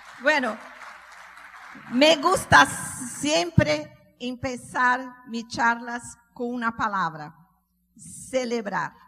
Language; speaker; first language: Spanish; non-native, learner; Portuguese